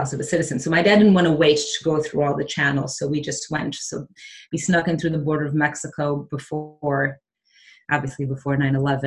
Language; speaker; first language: English; early bilingual, other home language; Portuguese